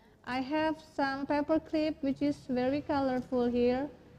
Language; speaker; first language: English; non-native, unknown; Indonesian